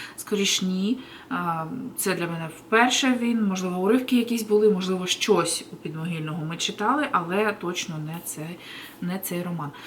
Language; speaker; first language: Ukrainian; native; Ukrainian